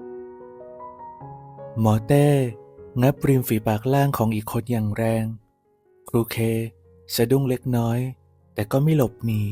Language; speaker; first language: Thai; native; Thai